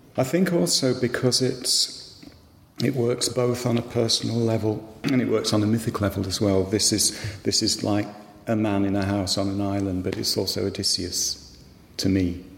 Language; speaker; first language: English; native; English